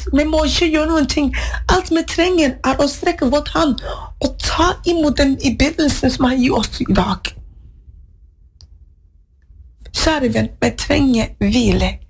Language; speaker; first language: Norwegian; non-native, fluent; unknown